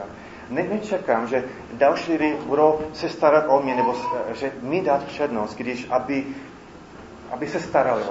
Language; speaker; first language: Czech; non-native, fluent; English